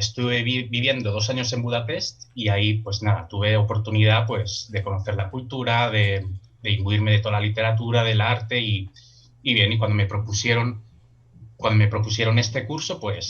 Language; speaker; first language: Spanish; native; Spanish